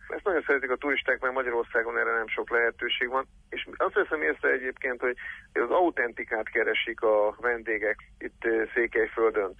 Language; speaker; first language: Hungarian; native; Hungarian